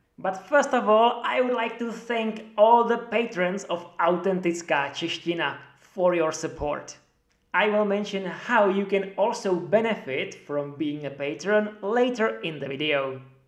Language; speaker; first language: English; non-native, fluent; Czech